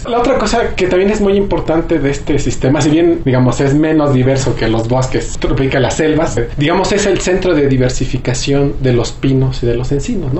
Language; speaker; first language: Spanish; native; Spanish